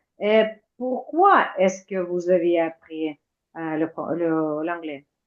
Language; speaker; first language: French; non-native, fluent; Ukrainian